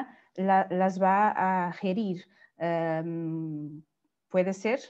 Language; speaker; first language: Spanish; non-native, fluent; Portuguese